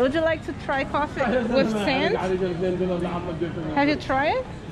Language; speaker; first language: English; non-native, fluent; Portuguese